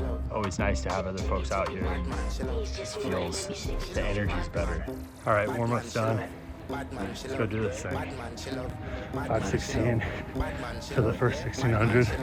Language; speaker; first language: English; native; English